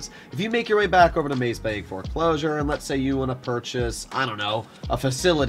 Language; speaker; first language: English; native; English